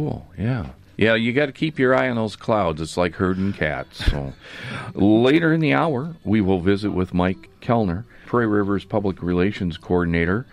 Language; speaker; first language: English; native; English